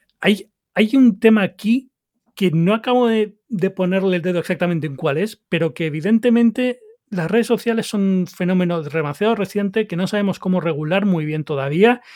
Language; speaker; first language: Spanish; native; Spanish